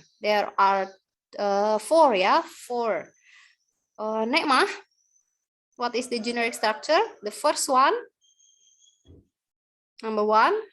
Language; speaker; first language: English; non-native, learner; Indonesian